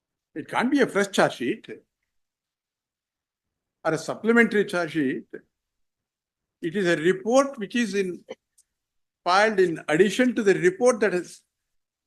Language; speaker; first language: English; non-native, local second language; Kannada